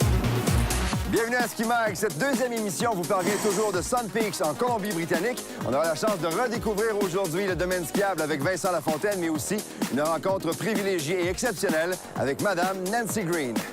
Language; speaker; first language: French; native; French